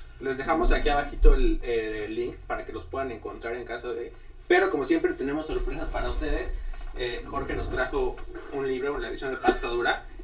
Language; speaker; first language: Spanish; native; Spanish